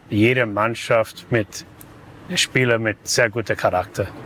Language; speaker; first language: German; non-native, learner; English